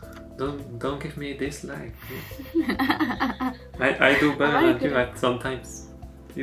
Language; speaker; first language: English; non-native, learner; Spanish